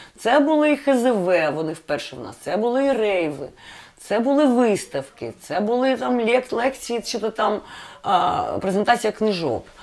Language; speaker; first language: Ukrainian; non-native, local second language; Russian